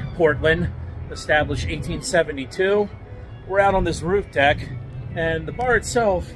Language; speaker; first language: English; native; English